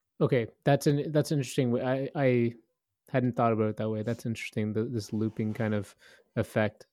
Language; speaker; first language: English; native; English